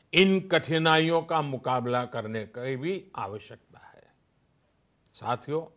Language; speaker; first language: Hindi; native; Hindi